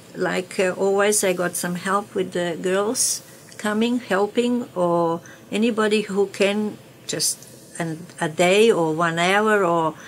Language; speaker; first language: English; non-native, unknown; Slovenian